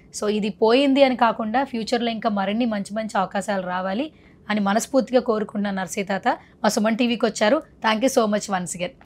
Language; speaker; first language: Telugu; native; Telugu